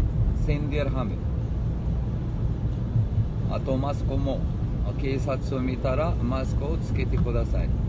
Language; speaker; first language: Japanese; non-native, fluent; Arabic